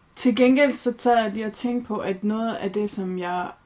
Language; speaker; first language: Danish; native; Danish